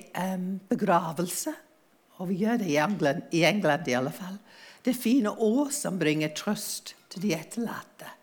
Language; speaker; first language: Norwegian; non-native, fluent; English